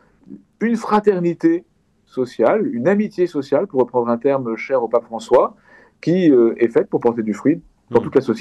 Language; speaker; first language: French; native; French